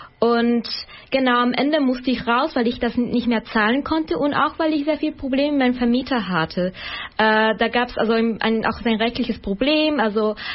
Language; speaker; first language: German; non-native, fluent; Spanish